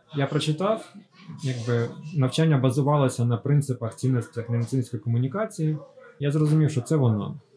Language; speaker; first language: Ukrainian; native; Ukrainian